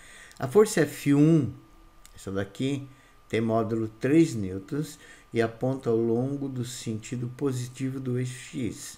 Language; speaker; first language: Portuguese; native; Portuguese